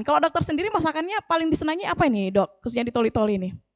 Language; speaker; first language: Indonesian; native; Indonesian